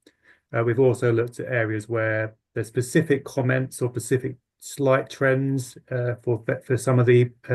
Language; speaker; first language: English; native; English